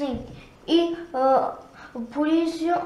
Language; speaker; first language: Portuguese; early bilingual, heritage; Turkish